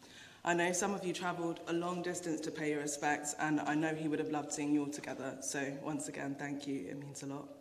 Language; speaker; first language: English; native; English